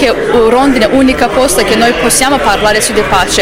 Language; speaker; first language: Italian; non-native, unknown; Azerbaijani